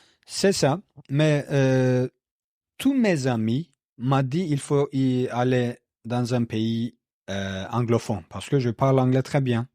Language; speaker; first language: French; non-native, learner; Kurdish